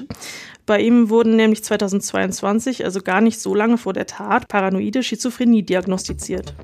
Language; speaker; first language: German; native; German